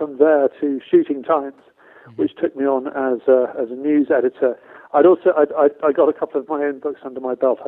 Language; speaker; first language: English; native; English